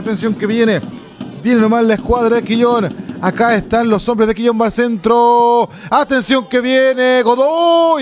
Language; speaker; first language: Spanish; native; Spanish